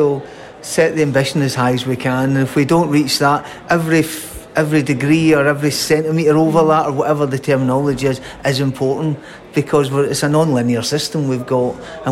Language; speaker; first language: English; native; English